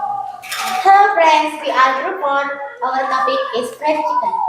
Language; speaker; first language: English; non-native, learner; Indonesian